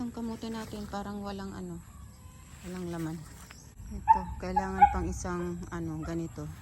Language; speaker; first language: Filipino; non-native, local second language; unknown